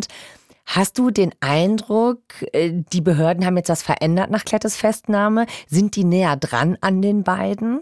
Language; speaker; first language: German; native; German